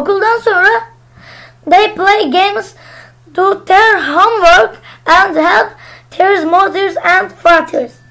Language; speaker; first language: English; non-native, learner; Turkish